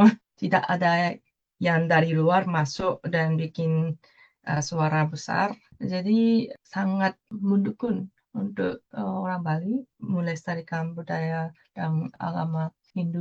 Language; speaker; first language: Indonesian; non-native, fluent; Japanese